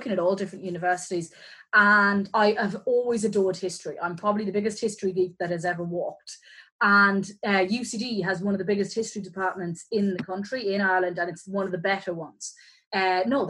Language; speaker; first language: English; native; English